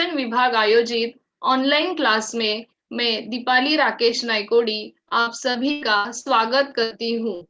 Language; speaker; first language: Hindi; non-native, local second language; Marathi